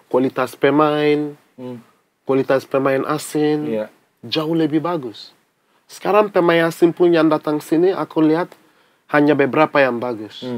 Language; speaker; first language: Indonesian; non-native, fluent; English